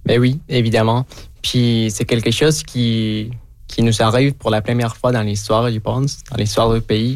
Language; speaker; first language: French; non-native, fluent; Spanish